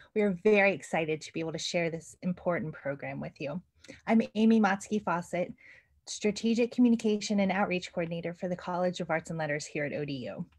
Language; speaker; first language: English; native; English